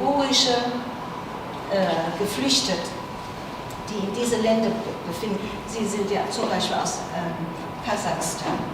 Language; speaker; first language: German; non-native, fluent; Chinese